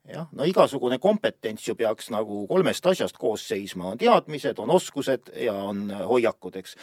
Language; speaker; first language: Estonian; native; Estonian